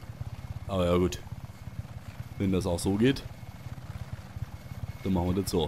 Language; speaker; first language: German; native; German